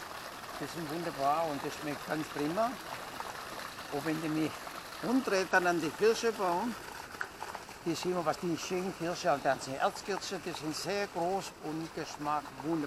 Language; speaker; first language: German; non-native, learner; Italian